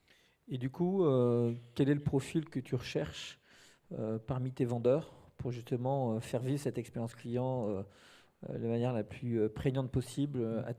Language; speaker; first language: French; native; French